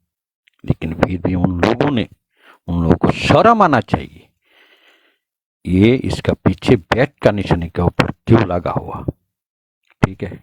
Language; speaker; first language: Hindi; non-native, learner; Bangla